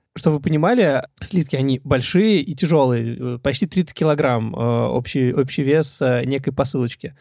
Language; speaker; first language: Russian; native; Russian